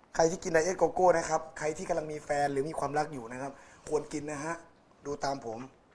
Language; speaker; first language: Thai; native; Thai